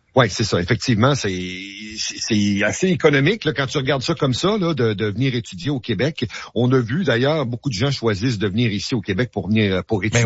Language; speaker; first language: French; native; French